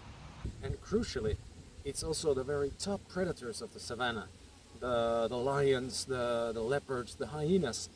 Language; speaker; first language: English; non-native, fluent; Finnish